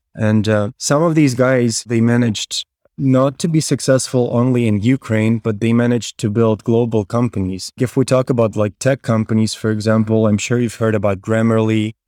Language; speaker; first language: English; non-native, fluent; Ukrainian